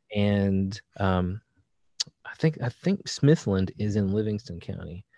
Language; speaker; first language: English; native; English